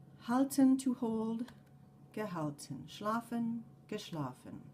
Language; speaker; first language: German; non-native, fluent; English